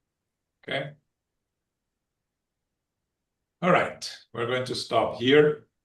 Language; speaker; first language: English; non-native, fluent; Portuguese